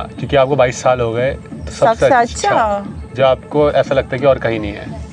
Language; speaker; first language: Hindi; native; Hindi